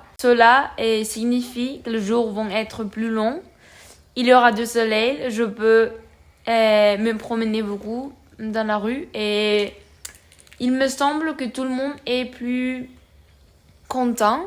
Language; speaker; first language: French; non-native, learner; Spanish